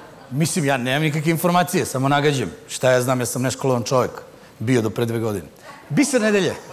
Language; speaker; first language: Serbian; native; Serbian